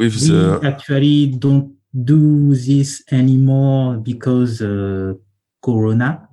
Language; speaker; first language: English; non-native, learner; French